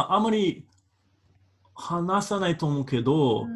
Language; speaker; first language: Japanese; non-native, fluent; English